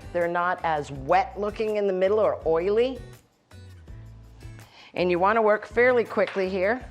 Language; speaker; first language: English; native; English